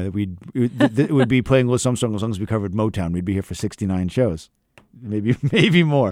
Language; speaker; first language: English; native; English